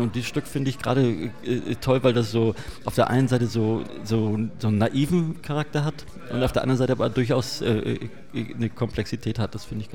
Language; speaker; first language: German; native; German